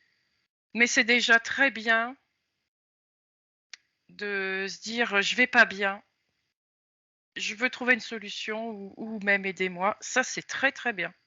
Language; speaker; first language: French; native; French